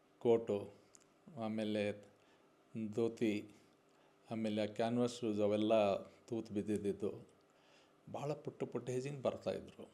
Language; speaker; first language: Kannada; non-native, local second language; Urdu